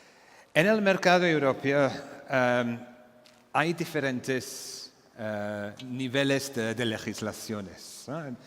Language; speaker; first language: Spanish; non-native, fluent; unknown